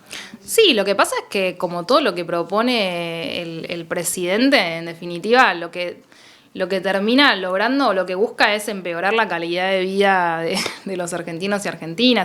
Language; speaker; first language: Spanish; native; Spanish